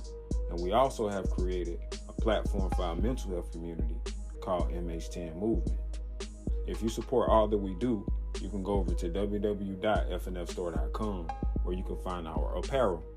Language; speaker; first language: English; native; English